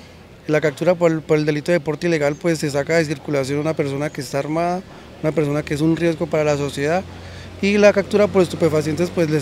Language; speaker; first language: Spanish; native; Spanish